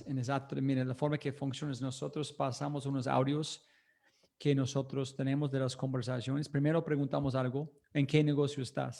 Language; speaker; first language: Spanish; non-native, fluent; English